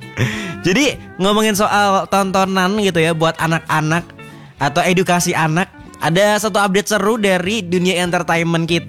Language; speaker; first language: Indonesian; native; Indonesian